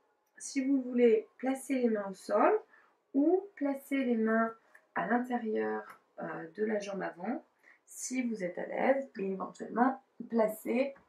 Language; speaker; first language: French; native; French